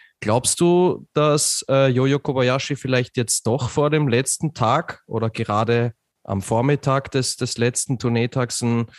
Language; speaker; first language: German; native; German